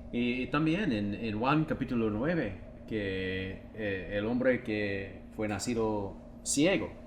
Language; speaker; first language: Spanish; non-native, fluent; English